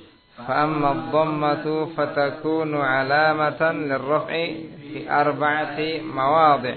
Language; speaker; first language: Arabic; non-native, fluent; Indonesian